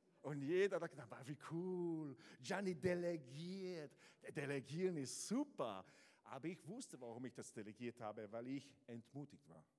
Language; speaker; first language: German; non-native, fluent; Italian